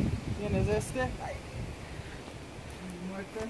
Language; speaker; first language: Spanish; non-native, learner; English